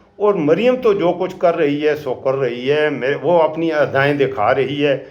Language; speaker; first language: Urdu; non-native, local second language; Pashto